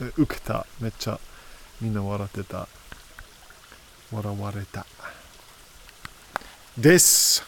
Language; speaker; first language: Japanese; non-native, fluent; English